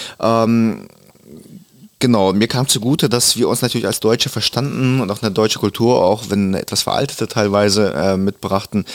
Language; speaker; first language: German; early bilingual, other home language; Russian